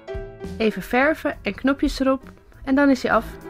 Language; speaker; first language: Dutch; native; Dutch